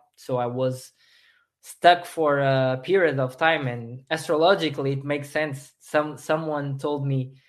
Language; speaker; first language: English; non-native, fluent; Portuguese